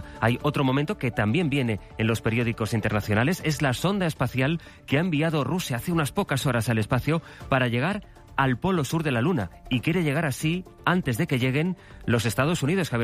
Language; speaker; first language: Spanish; native; Spanish